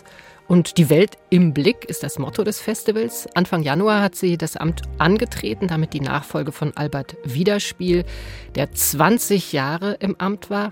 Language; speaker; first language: German; native; German